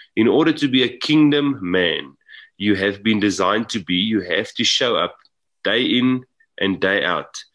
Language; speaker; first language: English; non-native, local second language; Afrikaans